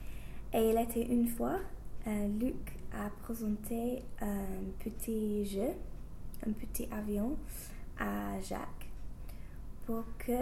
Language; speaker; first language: French; non-native, learner; English